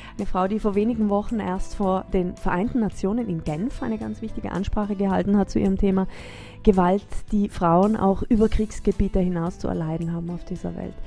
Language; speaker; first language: German; native; German